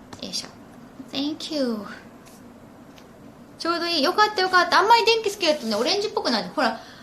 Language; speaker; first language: Japanese; native; Japanese